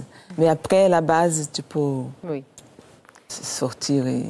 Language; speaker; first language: French; non-native, fluent; Portuguese